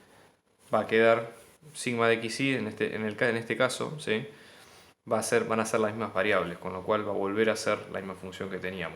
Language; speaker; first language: Spanish; native; Spanish